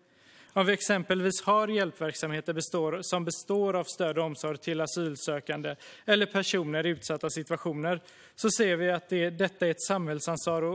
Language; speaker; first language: Swedish; native; Swedish